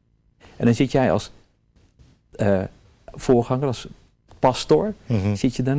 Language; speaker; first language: Dutch; native; Dutch